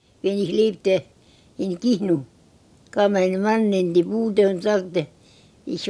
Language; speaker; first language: German; non-native, learner; Estonian